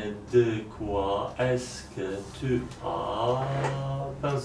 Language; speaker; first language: French; non-native, learner; Polish